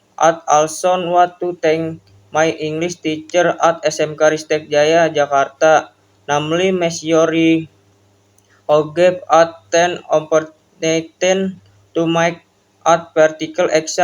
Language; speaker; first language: English; non-native, learner; Indonesian